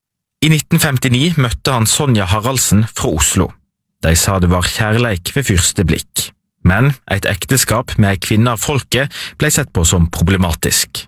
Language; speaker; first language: Norwegian; native; Norwegian